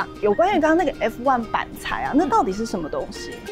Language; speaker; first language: Chinese; native; Chinese